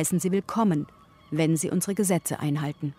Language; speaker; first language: German; native; German